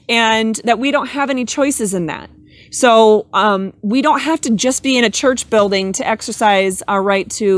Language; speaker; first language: English; native; English